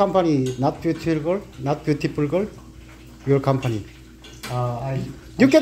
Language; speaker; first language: English; non-native, learner; Korean